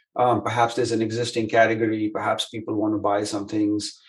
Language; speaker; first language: English; non-native, local second language; Hindi